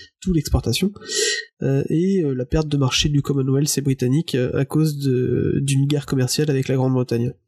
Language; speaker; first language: French; native; French